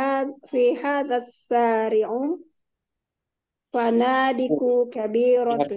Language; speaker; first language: Arabic; non-native, learner; Indonesian